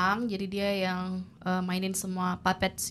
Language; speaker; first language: Indonesian; native; Indonesian